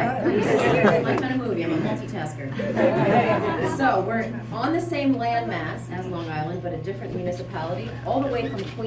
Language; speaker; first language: English; native; English